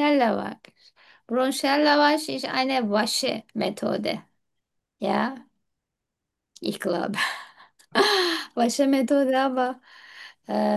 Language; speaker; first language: German; non-native, learner; Turkish